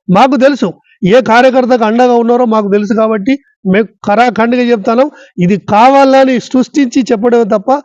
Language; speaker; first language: Telugu; native; Telugu